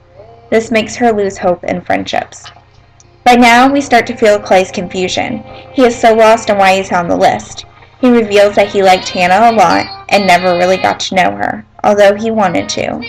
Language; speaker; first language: English; native; English